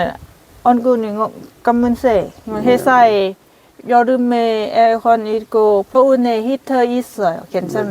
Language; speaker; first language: Korean; non-native, learner; Lao